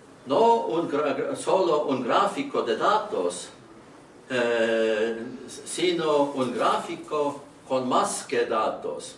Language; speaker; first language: Spanish; non-native, learner; Estonian